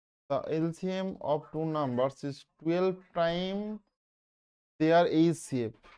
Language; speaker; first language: English; non-native, local second language; Bangla